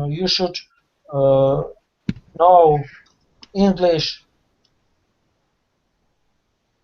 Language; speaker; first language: English; non-native, learner; Russian